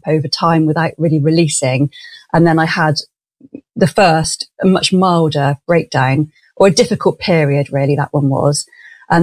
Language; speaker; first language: English; native; English